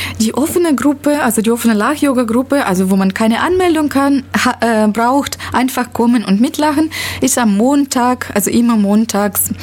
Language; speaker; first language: German; non-native, fluent; Russian